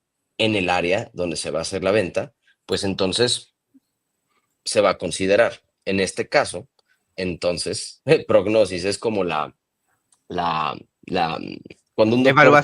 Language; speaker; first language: Spanish; native; Spanish